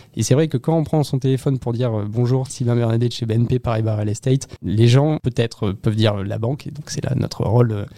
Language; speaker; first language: French; native; French